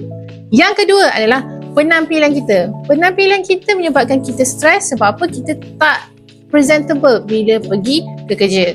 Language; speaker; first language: Malay; native; Malay